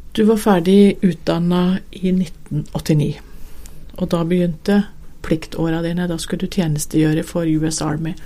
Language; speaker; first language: Norwegian; native; Norwegian